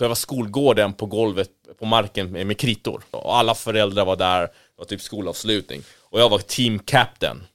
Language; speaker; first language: Swedish; early bilingual, other home language; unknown